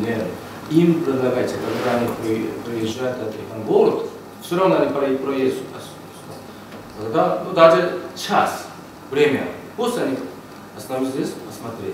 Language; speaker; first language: Russian; non-native, learner; Korean